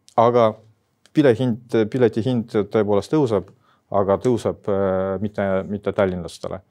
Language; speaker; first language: Estonian; non-native, local second language; Russian